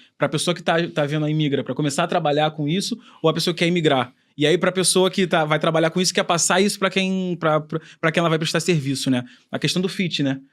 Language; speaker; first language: Portuguese; native; Portuguese